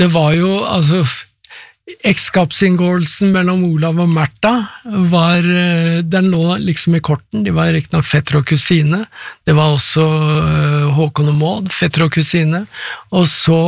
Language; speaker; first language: Norwegian; native; Norwegian